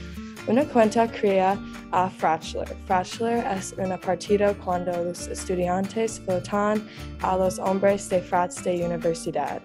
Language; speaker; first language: Spanish; non-native, learner; English